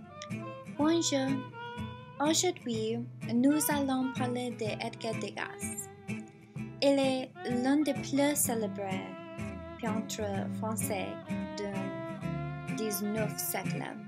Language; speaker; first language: French; non-native, learner; English